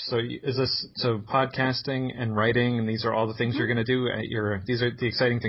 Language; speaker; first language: English; native; English